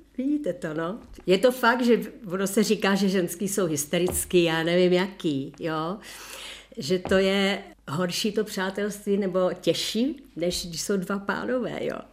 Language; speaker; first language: Czech; native; Czech